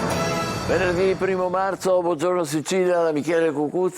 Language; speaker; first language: Italian; native; Italian